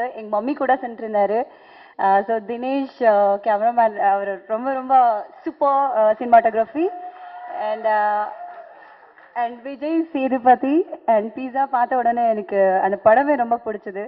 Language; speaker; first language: Tamil; non-native, learner; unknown